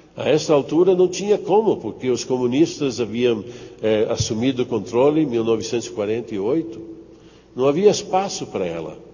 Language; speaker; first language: Portuguese; non-native, fluent; English